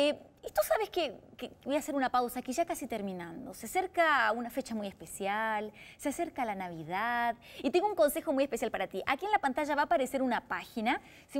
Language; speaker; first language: Spanish; native; Spanish